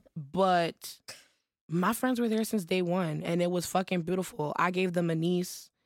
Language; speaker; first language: English; early bilingual, other home language; Haitian Creole